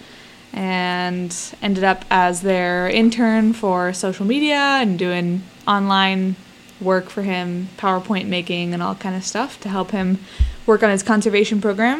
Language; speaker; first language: English; native; English